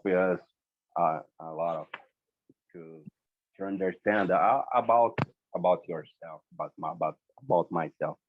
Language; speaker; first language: English; non-native, learner; Portuguese